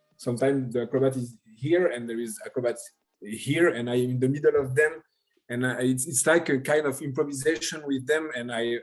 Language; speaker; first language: English; non-native, learner; French